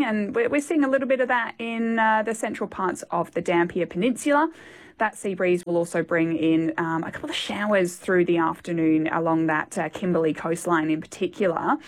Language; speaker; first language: English; native; English